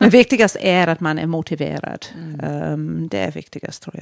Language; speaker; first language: Swedish; non-native, fluent; English